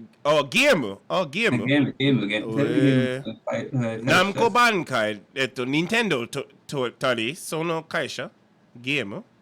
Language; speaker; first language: Japanese; non-native, learner; English